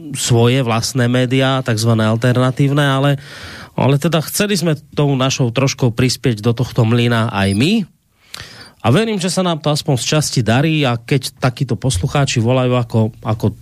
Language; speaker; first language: Slovak; native; Slovak